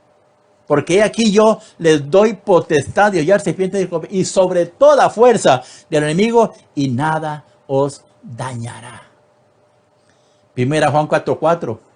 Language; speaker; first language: Spanish; native; Spanish